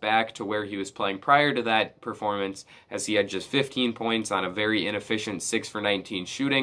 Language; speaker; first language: English; native; English